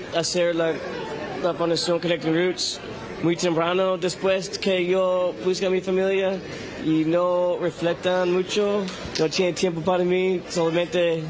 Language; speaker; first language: Spanish; non-native, learner; English